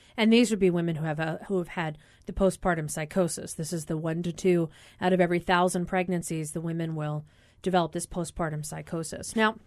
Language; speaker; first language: English; non-native, fluent; Portuguese